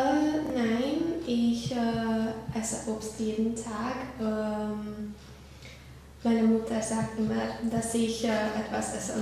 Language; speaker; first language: German; non-native, learner; Hungarian